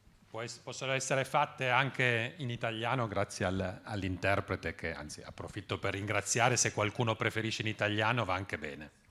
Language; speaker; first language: Italian; native; Italian